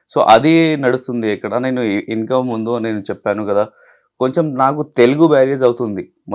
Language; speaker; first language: Telugu; non-native, learner; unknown